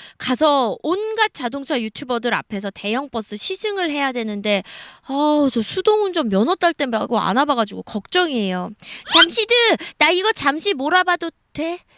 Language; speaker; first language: Korean; native; Korean